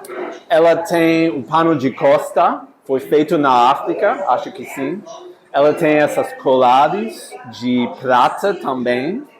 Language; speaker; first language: Portuguese; non-native, fluent; English